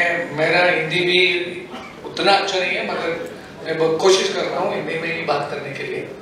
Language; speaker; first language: Hindi; non-native, local second language; Kannada